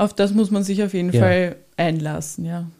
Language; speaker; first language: German; native; German